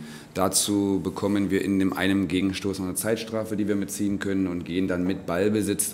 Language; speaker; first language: German; native; German